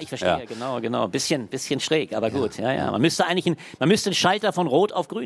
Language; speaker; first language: German; native; German